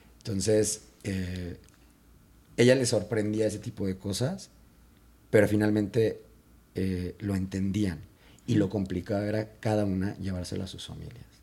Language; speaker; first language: Spanish; native; Spanish